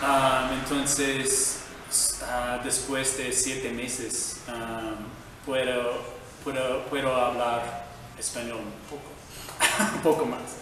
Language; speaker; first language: Spanish; non-native, learner; English